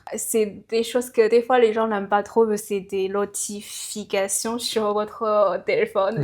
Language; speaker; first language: French; non-native, fluent; Chinese